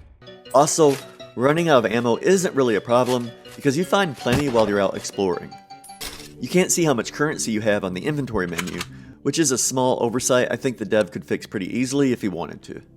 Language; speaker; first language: English; native; English